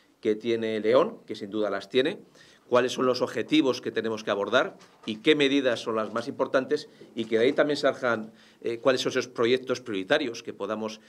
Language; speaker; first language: Spanish; native; Spanish